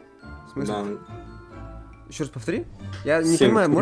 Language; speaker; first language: Russian; non-native, local second language; Kazakh